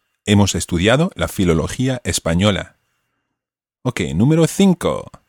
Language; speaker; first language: Spanish; non-native, fluent; English